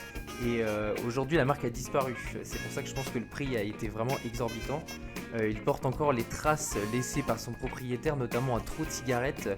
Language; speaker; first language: French; native; French